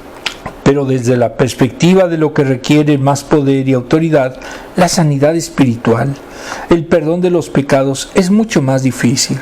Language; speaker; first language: Spanish; native; Spanish